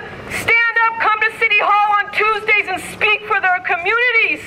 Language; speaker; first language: English; native; English